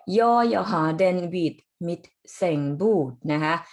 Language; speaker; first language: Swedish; non-native, fluent; Thai